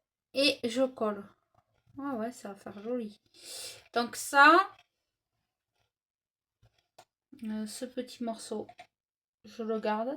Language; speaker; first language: French; native; French